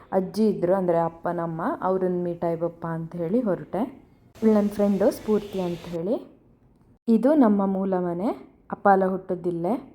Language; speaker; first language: Kannada; native; Kannada